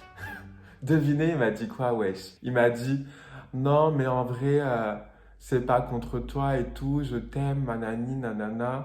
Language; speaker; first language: French; native; French